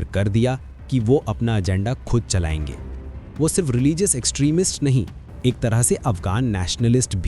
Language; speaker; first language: Hindi; native; Hindi